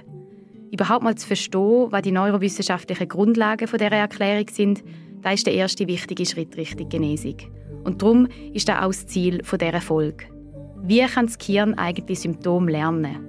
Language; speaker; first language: German; native; German